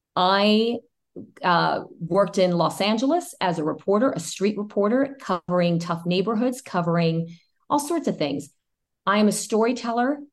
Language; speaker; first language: English; early bilingual, other home language; Spanish